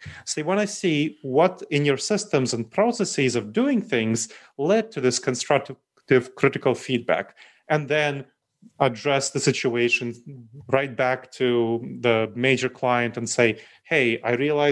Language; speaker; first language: English; early bilingual, other home language; Romanian